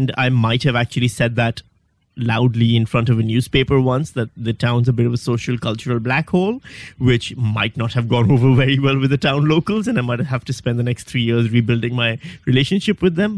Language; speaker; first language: English; non-native, local second language; Urdu